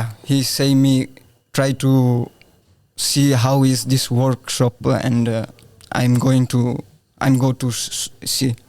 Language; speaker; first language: English; non-native, learner; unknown